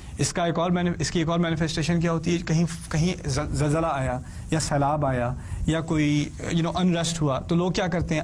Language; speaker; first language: Urdu; early bilingual, heritage; Urdu